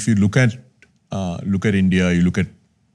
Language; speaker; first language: English; non-native, local second language; Tamil